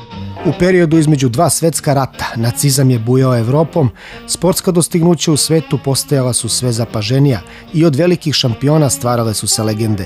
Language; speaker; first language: Serbian; native; Serbian